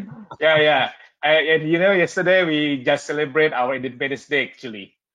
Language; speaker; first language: English; non-native, learner; Indonesian